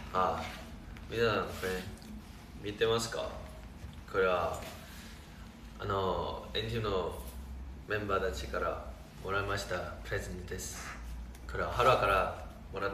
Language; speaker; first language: Japanese; non-native, fluent; Chinese